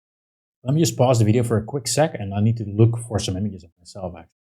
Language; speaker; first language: English; non-native, fluent; Dutch